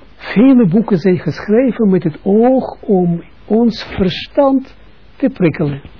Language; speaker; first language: Dutch; non-native, fluent; Russian